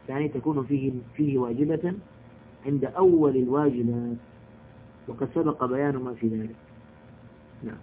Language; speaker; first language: Arabic; native; Arabic